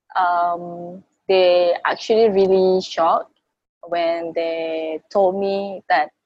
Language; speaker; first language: English; non-native, local second language; Malay